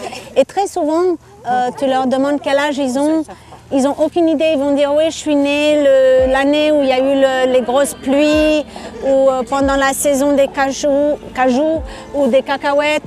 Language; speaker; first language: French; non-native, fluent; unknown